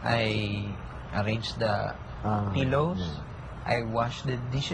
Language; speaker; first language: English; non-native, learner; Filipino